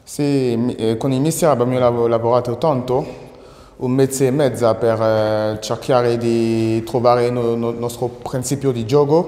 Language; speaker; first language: Italian; non-native, learner; French